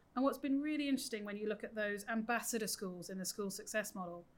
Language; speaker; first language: English; native; English